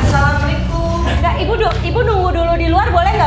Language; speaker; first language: Indonesian; native; Indonesian